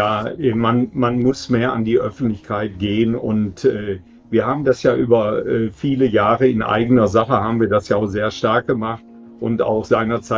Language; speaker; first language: German; native; German